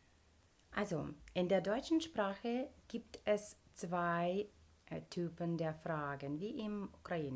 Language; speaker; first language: German; non-native, fluent; Ukrainian